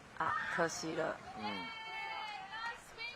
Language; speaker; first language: Chinese; native; Chinese